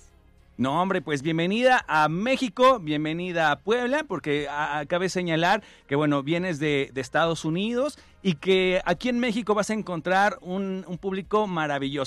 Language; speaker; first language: Spanish; native; Spanish